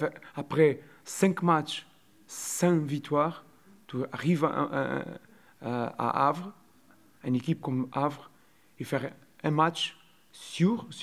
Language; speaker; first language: French; non-native, learner; Portuguese